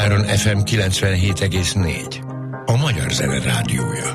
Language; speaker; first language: Hungarian; native; Hungarian